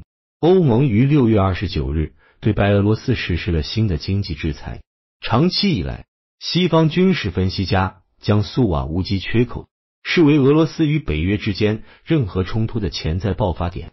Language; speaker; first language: Chinese; native; Chinese